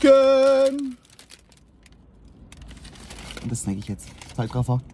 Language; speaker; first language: German; native; German